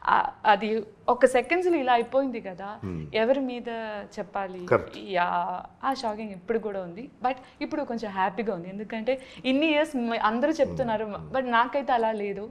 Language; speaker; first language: Telugu; non-native, learner; Malayalam